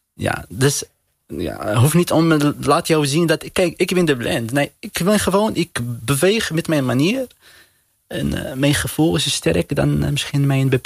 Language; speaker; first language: Dutch; non-native, fluent; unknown